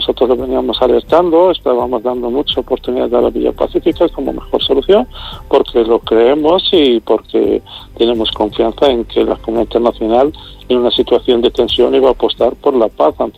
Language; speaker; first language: Spanish; non-native, local second language; Arabic